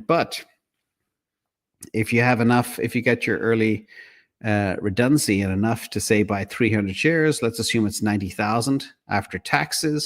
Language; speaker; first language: English; native; English